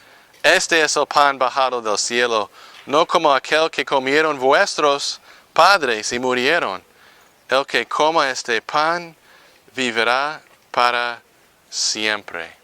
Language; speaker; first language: Spanish; non-native, fluent; English